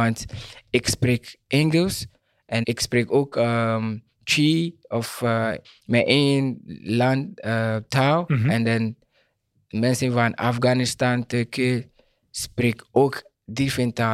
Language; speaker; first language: Dutch; non-native, learner; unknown